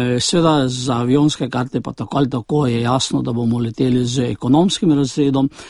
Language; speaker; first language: Slovenian; native; Slovenian